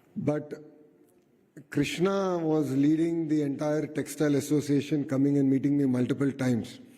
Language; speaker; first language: English; non-native, local second language; Telugu